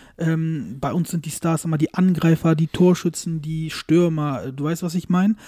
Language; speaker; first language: German; early bilingual, other home language; Turkish